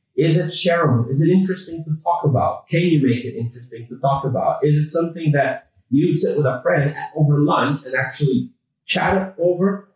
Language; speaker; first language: English; native; English